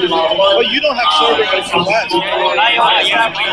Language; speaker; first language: English; non-native, learner; Japanese